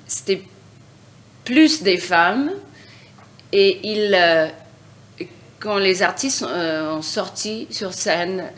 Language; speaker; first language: French; non-native, fluent; Russian